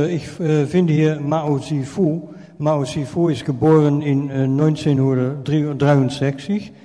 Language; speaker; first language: German; non-native, fluent; Dutch